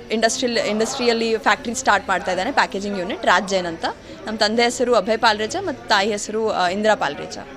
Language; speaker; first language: Kannada; native; Kannada